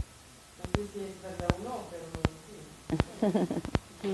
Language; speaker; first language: Spanish; non-native, fluent; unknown